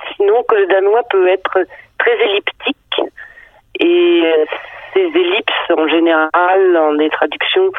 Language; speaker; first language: French; early bilingual, other home language; Danish